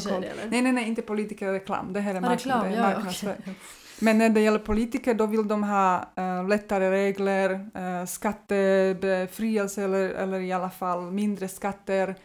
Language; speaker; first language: Swedish; non-native, fluent; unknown